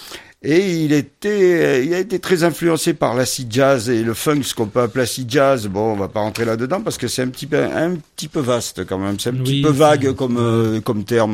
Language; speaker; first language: French; native; French